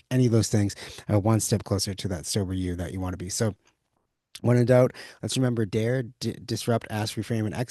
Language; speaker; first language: English; native; English